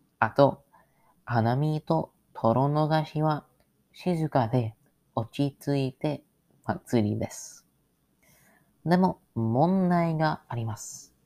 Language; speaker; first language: Japanese; non-native, learner; English